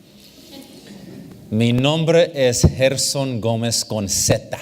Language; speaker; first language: Spanish; early bilingual, heritage; English